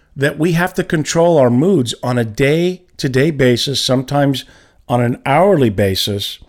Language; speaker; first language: English; native; English